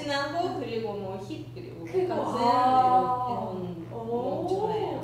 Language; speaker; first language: Korean; non-native, learner; Russian